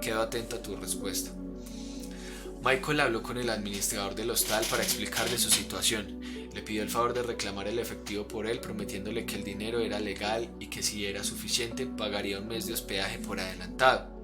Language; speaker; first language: Spanish; native; Spanish